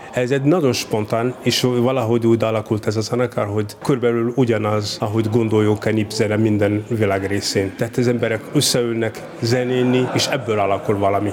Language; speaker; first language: Hungarian; non-native, fluent; Arabic